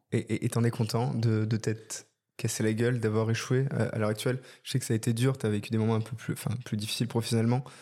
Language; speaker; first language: French; native; French